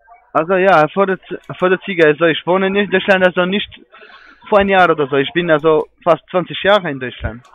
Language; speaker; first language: German; non-native, fluent; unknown